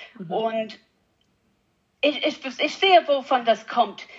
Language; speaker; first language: German; non-native, learner; English